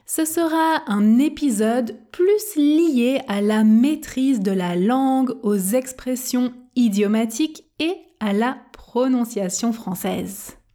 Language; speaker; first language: French; native; French